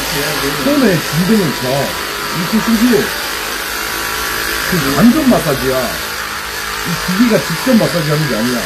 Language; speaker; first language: Korean; native; Korean